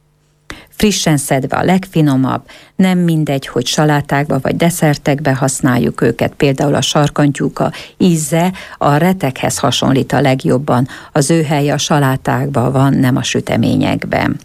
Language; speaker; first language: Hungarian; native; Hungarian